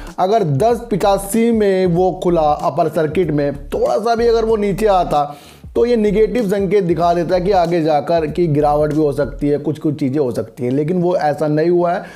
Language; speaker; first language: Hindi; native; Hindi